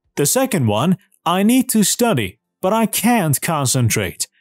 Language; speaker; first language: English; non-native, fluent; Persian